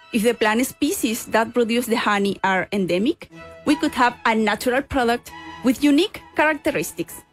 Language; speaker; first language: English; non-native, fluent; Spanish